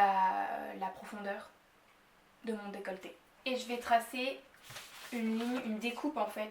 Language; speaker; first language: French; native; French